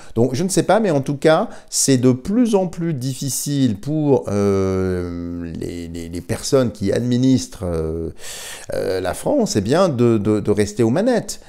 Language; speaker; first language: French; native; French